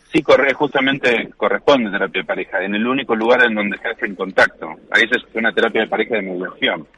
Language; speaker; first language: Spanish; native; Spanish